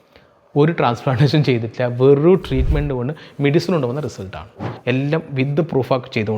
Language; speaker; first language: Malayalam; native; Malayalam